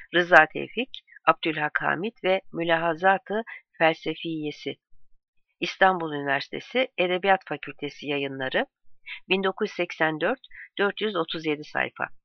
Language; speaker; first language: Turkish; native; Turkish